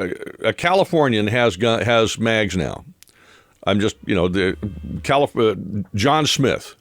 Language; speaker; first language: English; native; English